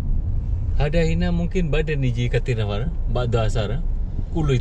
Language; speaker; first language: Arabic; non-native, learner; Indonesian